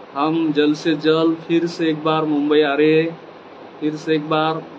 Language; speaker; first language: Hindi; non-native, local second language; Marathi